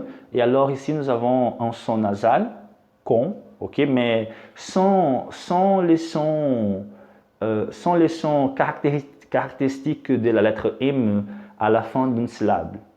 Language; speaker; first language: French; non-native, fluent; Portuguese